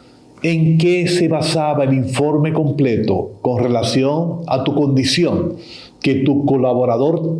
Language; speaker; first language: Spanish; native; Spanish